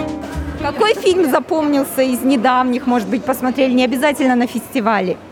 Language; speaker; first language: Russian; native; Russian